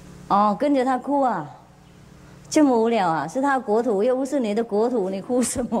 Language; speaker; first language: Chinese; non-native, fluent; Vietnamese